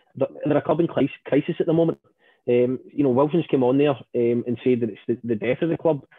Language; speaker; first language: English; native; English